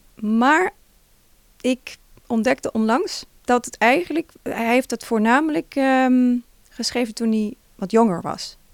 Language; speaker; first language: Dutch; non-native, fluent; Finnish